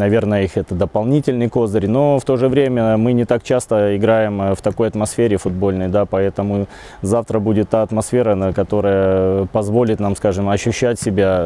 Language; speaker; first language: Russian; native; Russian